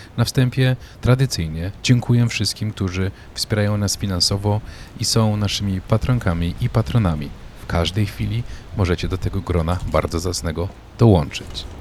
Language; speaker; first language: Polish; native; Polish